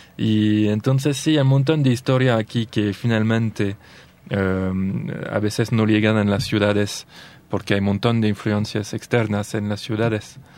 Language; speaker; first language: Spanish; non-native, fluent; French